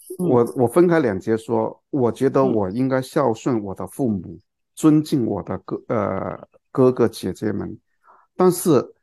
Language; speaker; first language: Chinese; non-native, local second language; Cantonese